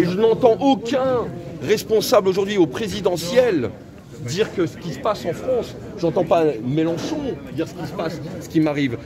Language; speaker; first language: French; native; French